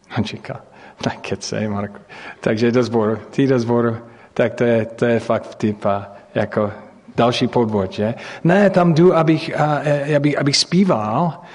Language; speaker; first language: Czech; non-native, fluent; English